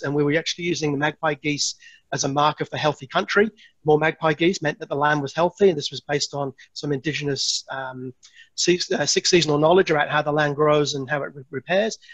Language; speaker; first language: English; native; English